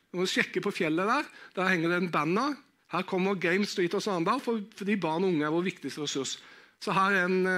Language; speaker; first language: Norwegian; native; Norwegian